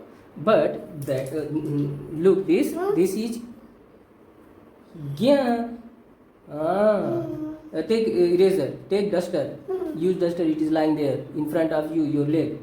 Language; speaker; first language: English; non-native, local second language; Hindi